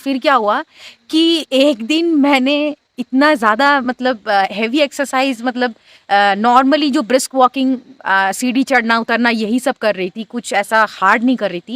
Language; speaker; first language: Hindi; native; Hindi